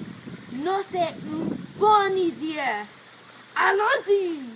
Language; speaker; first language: French; non-native, learner; English